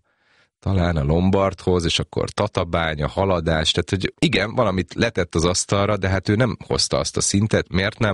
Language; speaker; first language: Hungarian; native; Hungarian